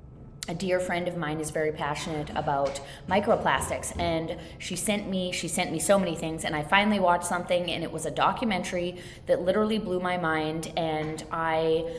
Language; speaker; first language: English; native; English